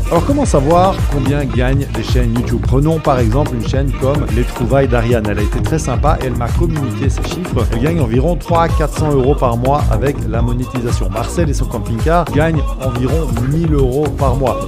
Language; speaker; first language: French; native; French